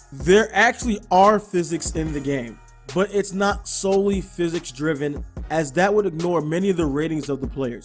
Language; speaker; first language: English; native; English